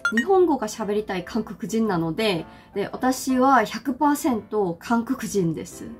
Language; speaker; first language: Japanese; non-native, fluent; Korean